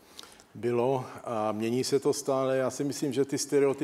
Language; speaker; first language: Czech; early bilingual, heritage; Czech